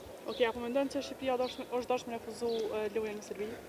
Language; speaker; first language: Albanian; native; Albanian